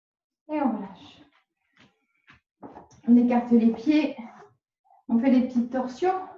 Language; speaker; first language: French; native; French